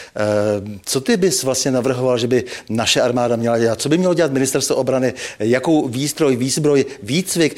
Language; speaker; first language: Czech; native; Czech